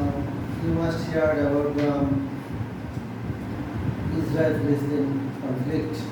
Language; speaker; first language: English; non-native, learner; Bangla